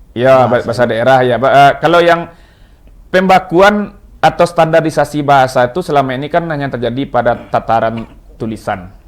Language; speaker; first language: Indonesian; non-native, local second language; Minangkabau